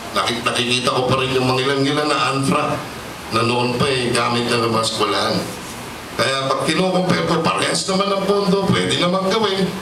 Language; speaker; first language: Filipino; native; Filipino